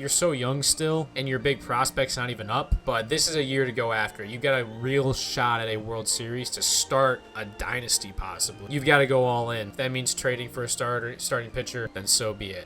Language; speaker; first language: English; native; English